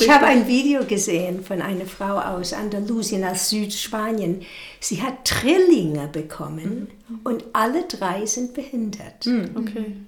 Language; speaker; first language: German; non-native, fluent; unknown